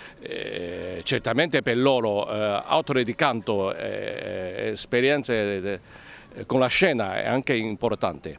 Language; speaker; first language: Italian; non-native, learner; Chinese